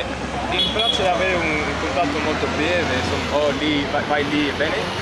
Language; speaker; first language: Italian; non-native, learner; Dutch